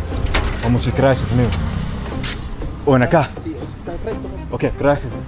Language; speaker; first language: Spanish; non-native, learner; English